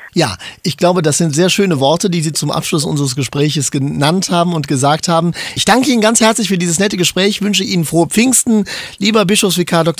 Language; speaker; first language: German; native; German